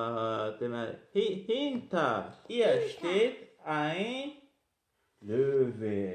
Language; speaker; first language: German; non-native, fluent; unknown